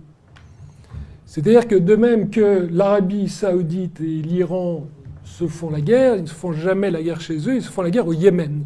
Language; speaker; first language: French; native; French